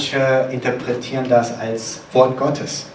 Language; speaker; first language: German; non-native, fluent; Korean